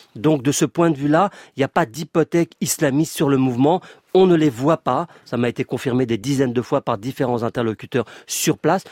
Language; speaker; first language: French; native; French